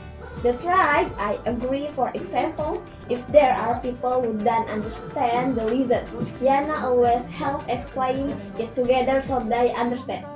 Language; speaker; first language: English; non-native, learner; Indonesian